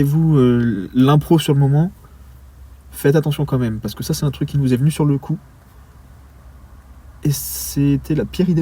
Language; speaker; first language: French; native; French